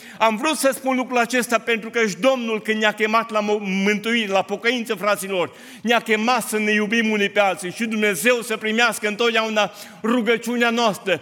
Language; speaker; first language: Romanian; non-native, local second language; Hungarian